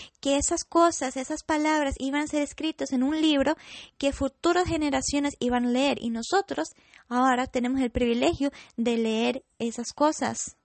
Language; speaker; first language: Spanish; non-native, fluent; English